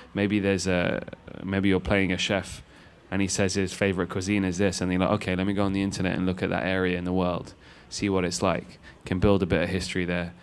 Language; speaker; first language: English; native; English